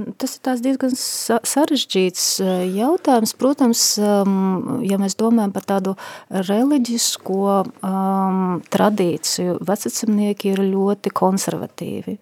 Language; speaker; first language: Latvian; non-native, local second language; Russian